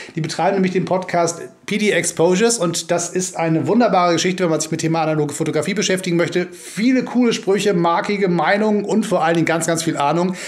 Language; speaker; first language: German; native; German